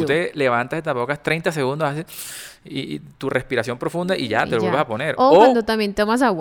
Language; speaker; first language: Spanish; native; Spanish